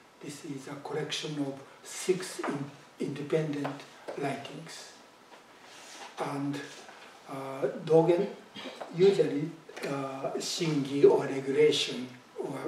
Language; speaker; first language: English; non-native, fluent; Japanese